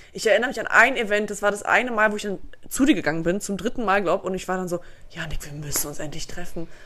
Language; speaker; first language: German; early bilingual, other home language; Bosnian